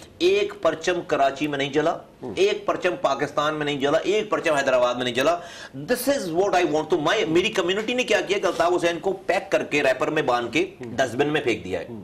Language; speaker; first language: Urdu; native; Urdu